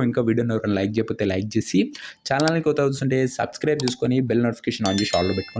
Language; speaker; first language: Telugu; native; Telugu